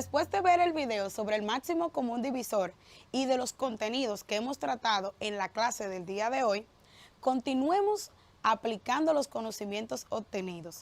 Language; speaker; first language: Spanish; native; Spanish